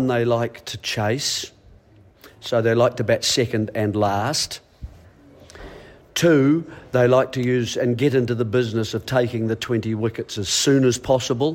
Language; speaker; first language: English; native; English